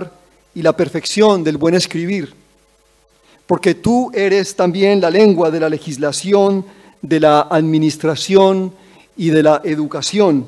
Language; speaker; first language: Spanish; native; Spanish